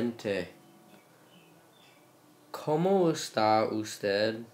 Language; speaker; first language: Spanish; non-native, learner; English